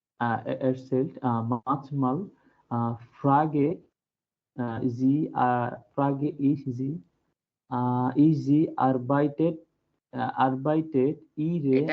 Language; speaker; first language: German; non-native, learner; Bangla